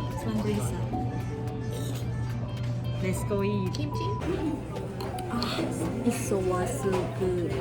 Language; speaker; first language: English; non-native, learner; Thai